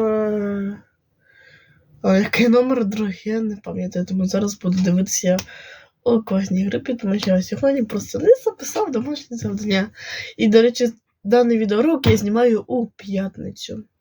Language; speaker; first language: Ukrainian; non-native, local second language; Russian